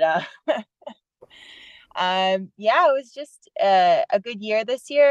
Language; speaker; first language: English; native; English